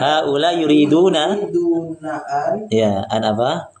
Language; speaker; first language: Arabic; non-native, fluent; Indonesian